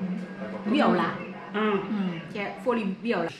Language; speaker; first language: Italian; non-native, learner; Thai